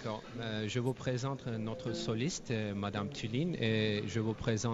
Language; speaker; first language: French; non-native, fluent; Turkish